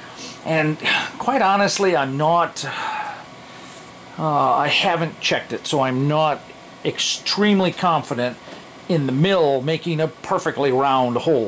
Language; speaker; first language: English; native; English